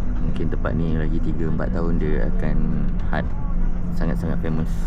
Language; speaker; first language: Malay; non-native, fluent; Chinese